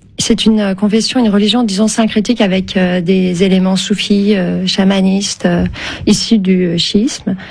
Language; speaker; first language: French; early bilingual, other home language; Turkish